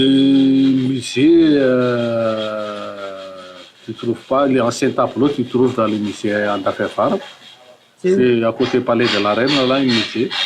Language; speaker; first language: French; non-native, local second language; Malagasy